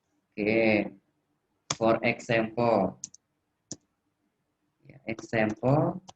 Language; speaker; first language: English; non-native, fluent; Indonesian